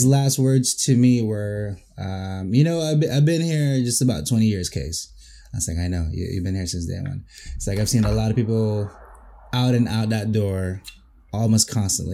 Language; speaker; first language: English; non-native, local second language; Filipino